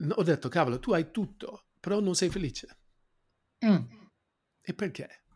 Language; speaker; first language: Italian; non-native, fluent; English